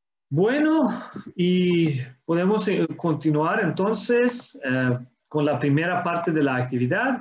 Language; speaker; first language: Spanish; non-native, fluent; English